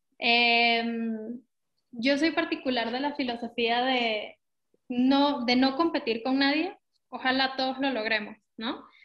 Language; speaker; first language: Spanish; native; Spanish